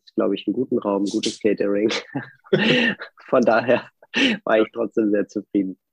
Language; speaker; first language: German; non-native, fluent; Spanish